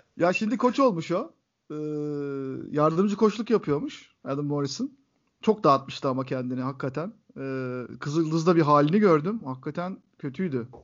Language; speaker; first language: Turkish; native; Turkish